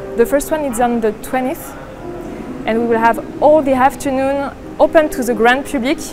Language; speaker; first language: English; non-native, fluent; French